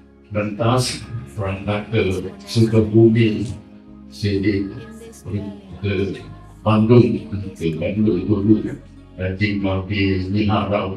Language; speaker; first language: Indonesian; non-native, learner; Thai